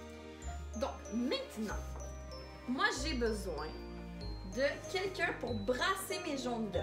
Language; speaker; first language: French; native; French